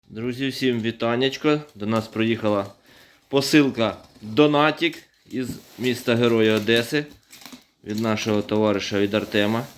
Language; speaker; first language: Ukrainian; native; Ukrainian